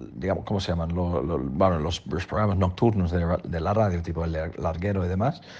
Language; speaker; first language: Spanish; non-native, fluent; English